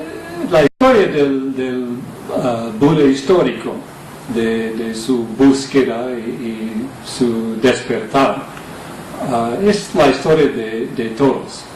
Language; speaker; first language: Spanish; non-native, fluent; English